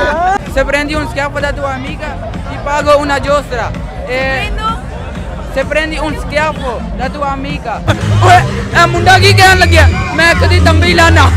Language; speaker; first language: Italian; non-native, learner; Punjabi